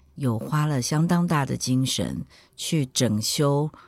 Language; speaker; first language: Chinese; native; Chinese